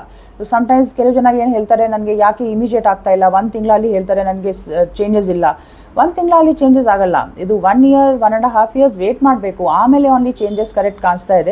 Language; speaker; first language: Kannada; non-native, fluent; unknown